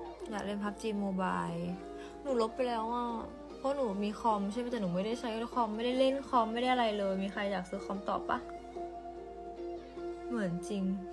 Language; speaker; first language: Thai; native; Thai